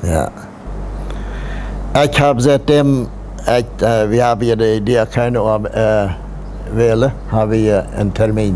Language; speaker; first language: German; non-native, local second language; Plautdietsch